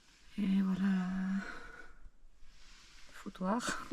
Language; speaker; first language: French; native; French